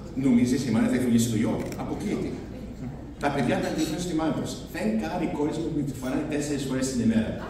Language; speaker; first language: Greek; early bilingual, heritage; Greek